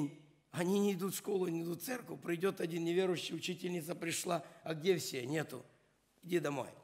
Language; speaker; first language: Russian; non-native, local second language; Ukrainian